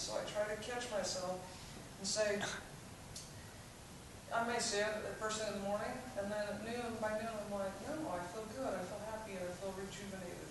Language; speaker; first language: English; native; English